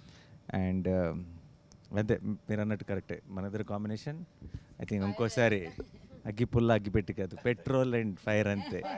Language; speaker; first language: Telugu; native; Telugu